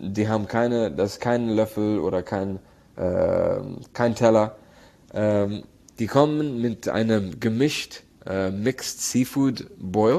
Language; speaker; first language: German; non-native, learner; Arabic